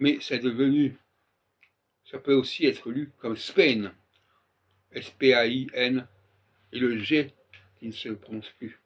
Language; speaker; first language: French; native; French